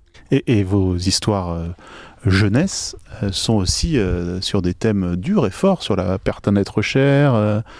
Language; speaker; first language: French; native; French